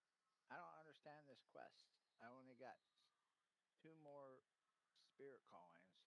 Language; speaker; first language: English; native; English